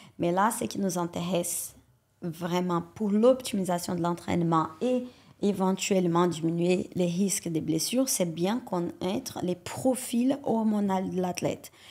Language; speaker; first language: French; non-native, fluent; Portuguese